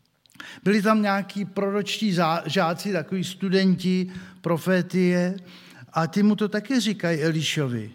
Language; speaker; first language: Czech; native; Czech